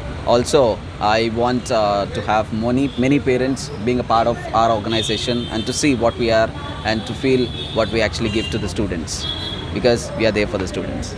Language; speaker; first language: English; non-native, local second language; Telugu